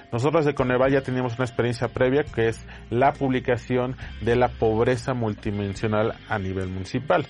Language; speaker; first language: Spanish; native; Spanish